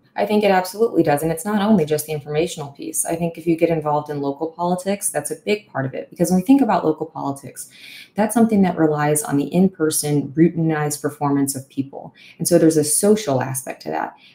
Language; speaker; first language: English; native; English